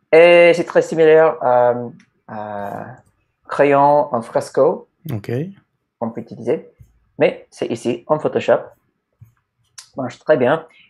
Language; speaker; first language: French; non-native, learner; English